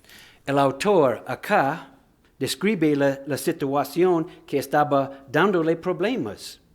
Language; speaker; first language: Spanish; non-native, fluent; English